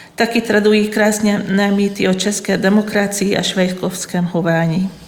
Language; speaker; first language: Czech; non-native, fluent; Hungarian